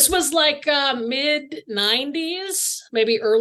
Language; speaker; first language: English; native; English